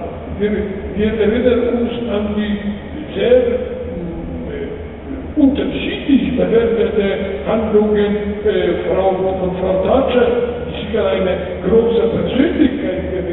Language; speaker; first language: German; non-native, fluent; Polish